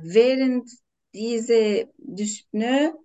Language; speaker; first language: German; non-native, learner; Turkish